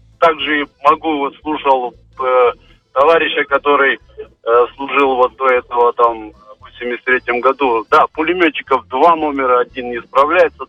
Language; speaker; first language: Russian; native; Russian